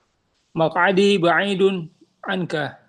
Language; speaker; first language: Arabic; non-native, learner; Indonesian